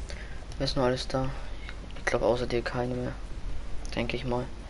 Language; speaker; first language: German; native; German